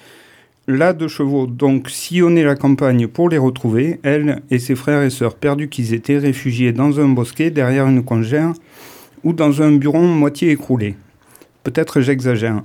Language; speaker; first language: French; native; French